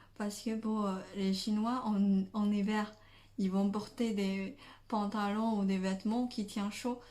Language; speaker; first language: French; non-native, fluent; Chinese